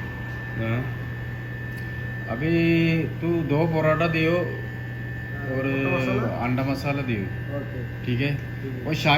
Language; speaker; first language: Hindi; non-native, learner; Malayalam